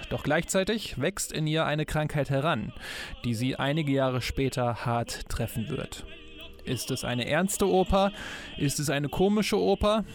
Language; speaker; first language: German; native; German